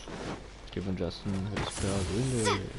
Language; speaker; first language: German; native; German